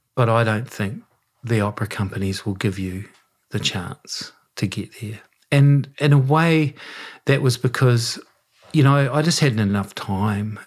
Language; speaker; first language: English; native; English